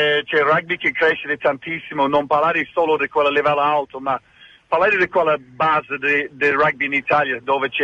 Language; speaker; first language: Italian; non-native, fluent; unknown